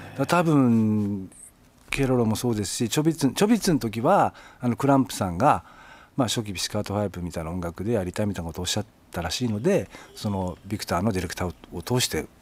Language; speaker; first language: Japanese; native; Japanese